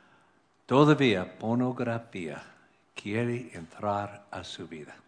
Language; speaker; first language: Spanish; non-native, learner; English